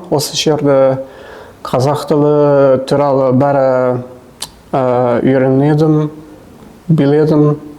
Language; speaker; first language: Kazakh; non-native, learner; Swiss German